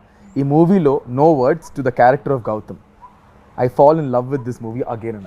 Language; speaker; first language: Telugu; native; Telugu